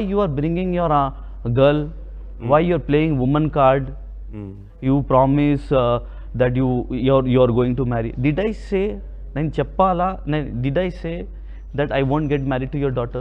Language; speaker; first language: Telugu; non-native, local second language; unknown